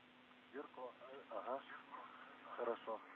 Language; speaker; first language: Russian; native; Russian